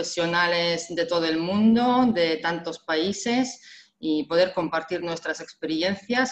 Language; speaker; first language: Spanish; non-native, fluent; Russian